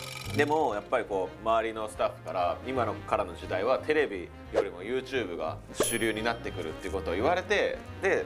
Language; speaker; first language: Japanese; native; Japanese